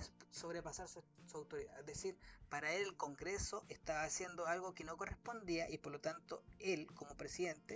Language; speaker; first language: Spanish; native; Spanish